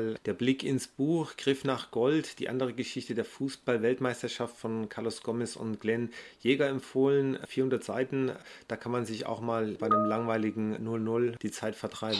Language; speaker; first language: German; native; German